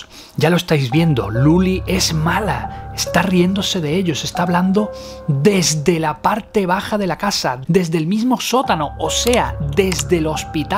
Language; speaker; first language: Spanish; native; Spanish